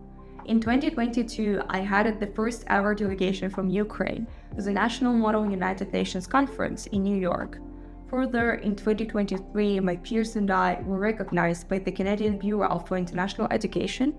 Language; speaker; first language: English; non-native, fluent; Ukrainian